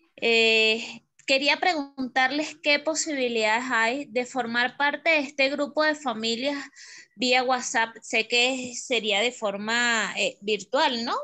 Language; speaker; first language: Spanish; native; Spanish